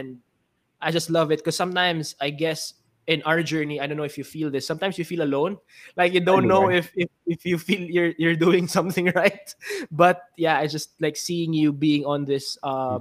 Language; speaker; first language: English; non-native, local second language; Filipino